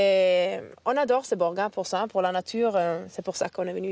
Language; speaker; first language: French; non-native, fluent; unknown